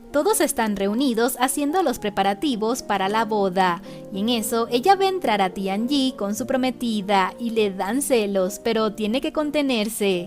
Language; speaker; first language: Spanish; native; Spanish